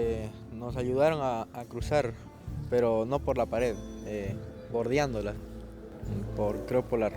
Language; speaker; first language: Spanish; native; Spanish